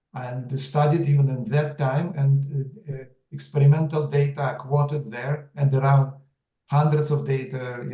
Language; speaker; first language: English; non-native, fluent; Russian